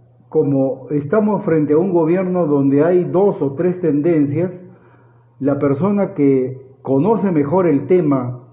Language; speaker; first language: Spanish; native; Spanish